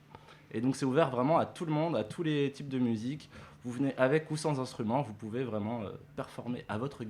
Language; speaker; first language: French; native; French